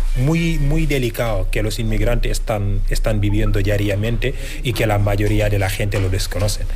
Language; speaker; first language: Spanish; non-native, fluent; Wolof